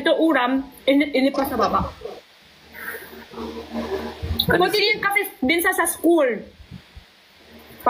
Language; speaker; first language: Filipino; non-native, learner; Chinese